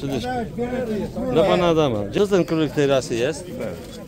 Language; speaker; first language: Polish; native; Polish